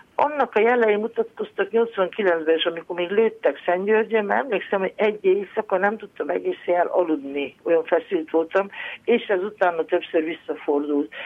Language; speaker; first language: Hungarian; native; Hungarian